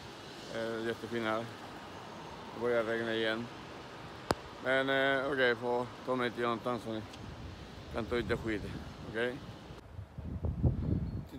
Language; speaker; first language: Swedish; non-native, learner; Spanish